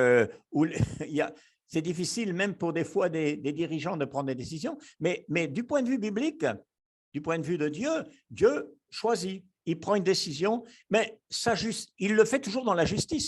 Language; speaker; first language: French; native; French